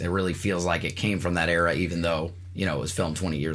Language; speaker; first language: English; native; English